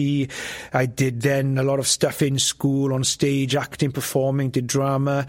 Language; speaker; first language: English; non-native, local second language; Welsh